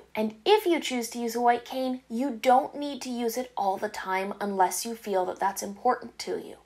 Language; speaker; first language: English; native; English